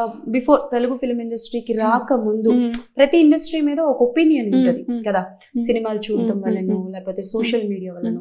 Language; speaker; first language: Telugu; native; Telugu